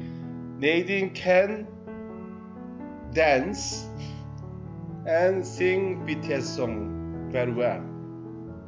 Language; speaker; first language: English; non-native, learner; Korean